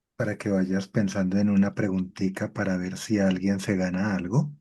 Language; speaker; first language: Spanish; native; Spanish